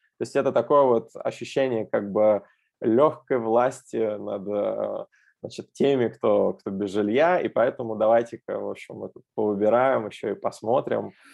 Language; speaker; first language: Russian; native; Russian